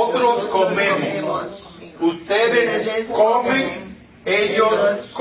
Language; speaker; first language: Spanish; non-native, fluent; English